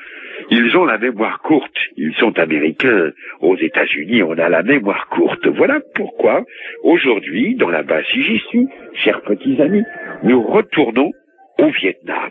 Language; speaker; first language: French; native; French